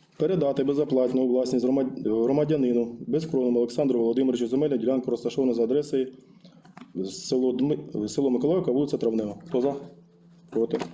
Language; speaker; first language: Ukrainian; native; Ukrainian